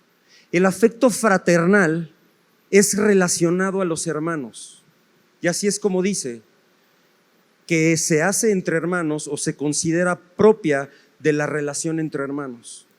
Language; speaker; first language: Spanish; native; Spanish